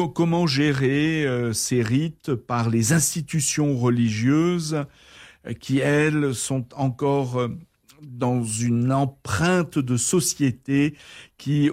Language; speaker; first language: French; native; French